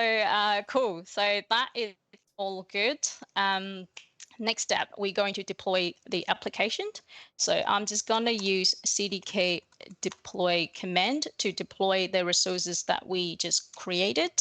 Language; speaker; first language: English; non-native, fluent; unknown